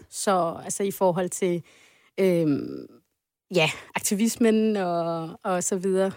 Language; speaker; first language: Danish; early bilingual, other home language; Arabic